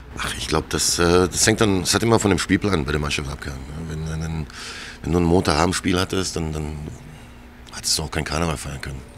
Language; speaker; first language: German; early bilingual, other home language; Croatian